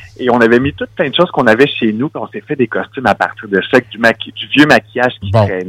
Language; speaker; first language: French; native; French